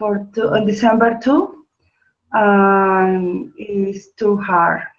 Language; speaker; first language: English; non-native, learner; Spanish